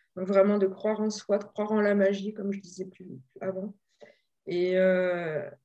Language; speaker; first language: French; native; French